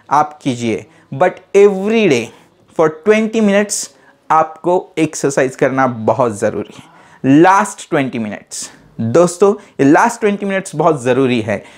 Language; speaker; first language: Hindi; non-native, local second language; Marathi